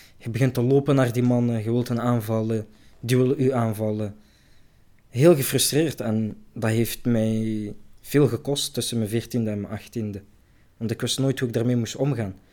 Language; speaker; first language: Dutch; early bilingual, other home language; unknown